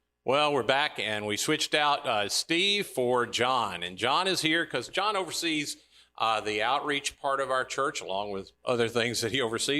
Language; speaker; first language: English; native; English